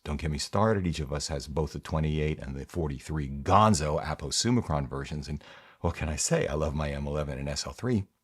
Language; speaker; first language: English; native; English